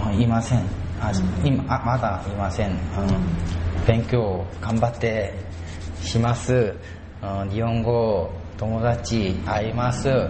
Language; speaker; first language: Japanese; non-native, learner; Korean